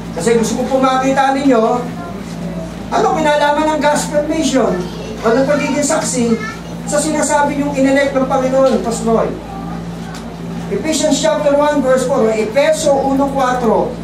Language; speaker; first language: Filipino; native; Filipino